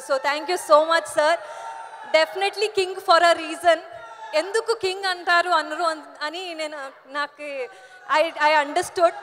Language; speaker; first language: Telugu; non-native, learner; Kannada